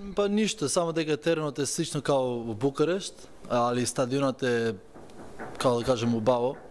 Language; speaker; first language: Macedonian; early bilingual, heritage; Macedonian